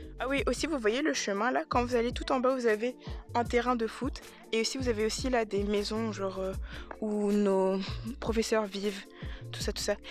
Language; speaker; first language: French; native; French